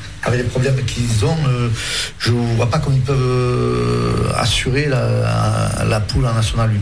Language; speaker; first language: French; native; French